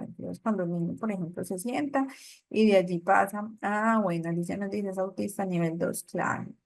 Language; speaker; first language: Spanish; native; Spanish